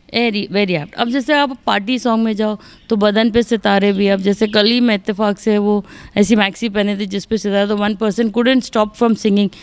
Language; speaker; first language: Hindi; native; Hindi